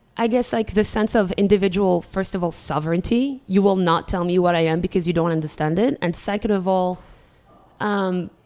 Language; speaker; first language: English; early bilingual, other home language; Arabic